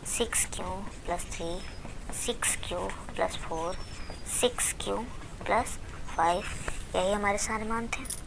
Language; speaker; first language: Hindi; native; Hindi